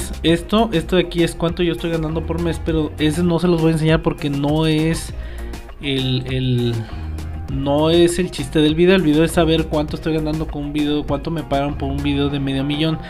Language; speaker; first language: Spanish; native; Spanish